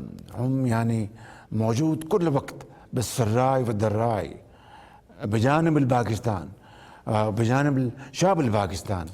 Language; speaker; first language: Arabic; non-native, learner; Urdu